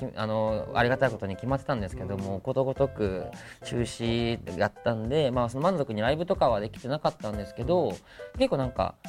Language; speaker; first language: Japanese; native; Japanese